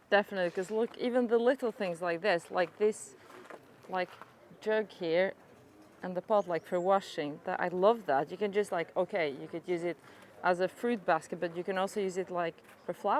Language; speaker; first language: English; non-native, fluent; French